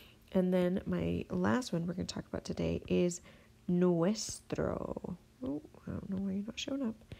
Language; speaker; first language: English; native; English